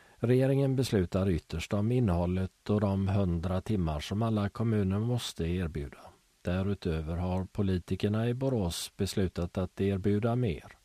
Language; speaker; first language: Swedish; native; Swedish